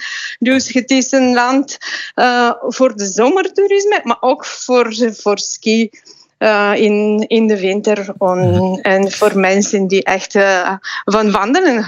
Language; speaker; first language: Dutch; non-native, fluent; Bulgarian